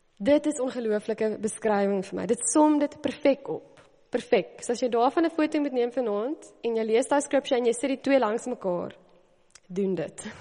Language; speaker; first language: Afrikaans; native; Afrikaans